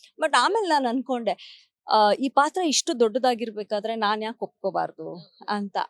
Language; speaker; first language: Kannada; non-native, local second language; Kodava